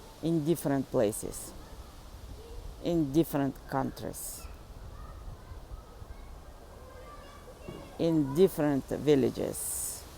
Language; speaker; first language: English; non-native, learner; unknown